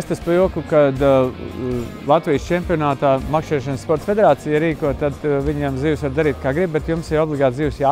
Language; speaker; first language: Latvian; native; Latvian